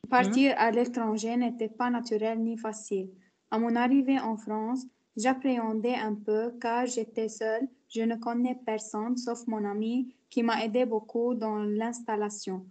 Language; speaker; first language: French; non-native, learner; Arabic